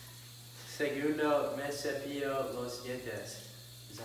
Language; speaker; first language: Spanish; non-native, learner; English